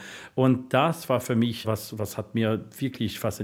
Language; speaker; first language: German; non-native, fluent; English